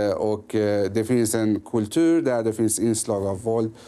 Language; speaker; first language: Swedish; early bilingual, other home language; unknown